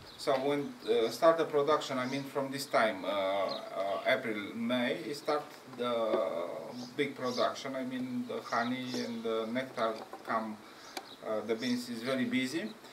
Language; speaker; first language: English; non-native, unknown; Romanian